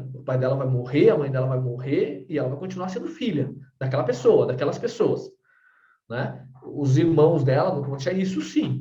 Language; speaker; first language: Portuguese; native; Portuguese